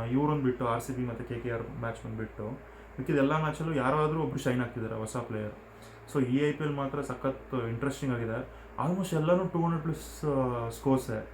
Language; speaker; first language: Kannada; non-native, local second language; Telugu